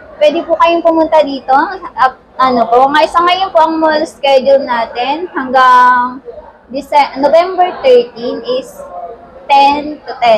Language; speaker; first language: Filipino; native; Filipino